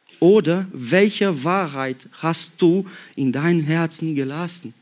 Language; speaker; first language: German; non-native, fluent; Portuguese